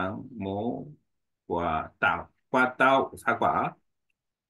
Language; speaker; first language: Vietnamese; non-native, learner; Korean